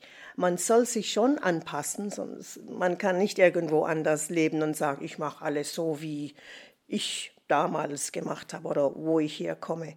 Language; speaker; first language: German; non-native, fluent; English